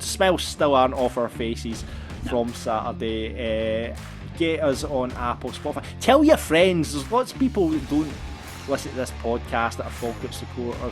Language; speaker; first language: English; native; English